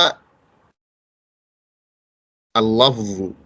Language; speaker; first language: Arabic; non-native, fluent; English